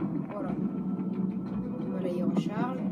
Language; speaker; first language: French; native; French